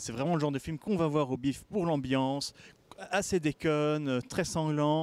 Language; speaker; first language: French; native; French